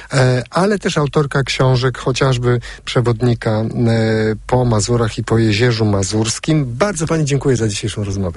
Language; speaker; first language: Polish; native; Polish